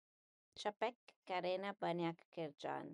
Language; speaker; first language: Indonesian; non-native, learner; English